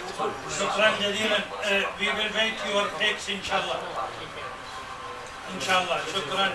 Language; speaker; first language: Arabic; non-native, fluent; Urdu